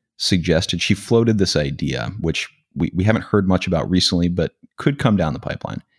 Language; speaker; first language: English; native; English